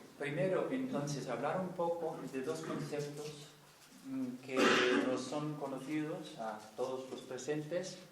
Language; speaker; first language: Spanish; non-native, fluent; Danish